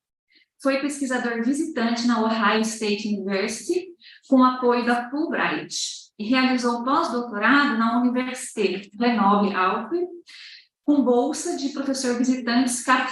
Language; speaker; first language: Portuguese; native; Portuguese